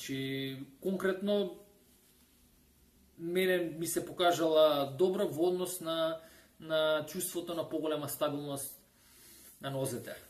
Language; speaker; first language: Macedonian; native; Macedonian